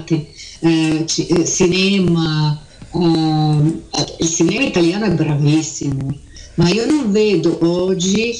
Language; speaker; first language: Italian; early bilingual, heritage; Portuguese